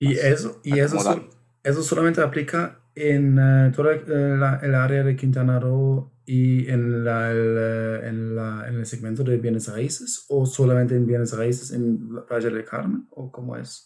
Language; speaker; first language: Spanish; non-native, fluent; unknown